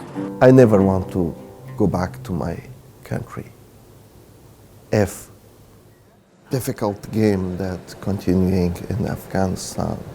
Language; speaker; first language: English; non-native, learner; Persian